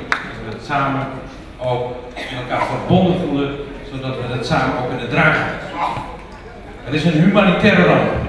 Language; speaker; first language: Dutch; early bilingual, other home language; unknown